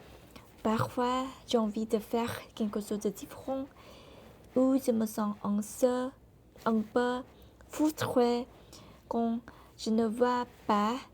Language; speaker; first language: French; non-native, learner; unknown